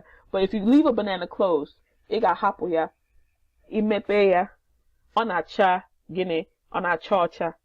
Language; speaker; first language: Igbo; non-native, learner; English